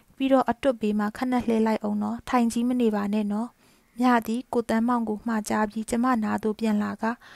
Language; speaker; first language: Burmese; native; Burmese